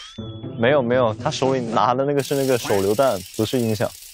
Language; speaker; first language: Chinese; native; Chinese